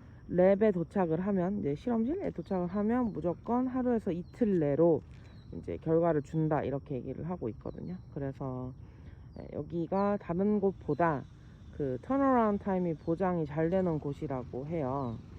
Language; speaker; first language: Korean; native; Korean